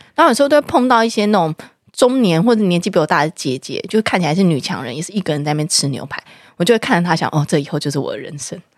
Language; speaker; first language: Chinese; native; Chinese